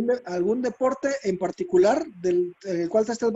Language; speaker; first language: Spanish; native; Spanish